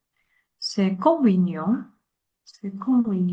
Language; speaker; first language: French; non-native, learner; Chinese